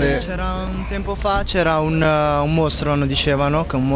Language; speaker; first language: Italian; early bilingual, other home language; Chinese